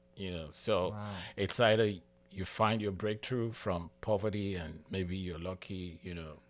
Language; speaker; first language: English; non-native, local second language; Igbo